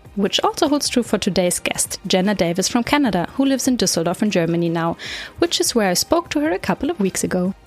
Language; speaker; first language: English; non-native, fluent; German